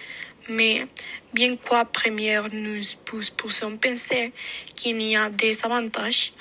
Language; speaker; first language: French; non-native, fluent; Spanish